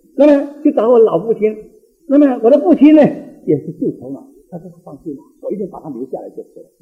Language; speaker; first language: Chinese; native; Chinese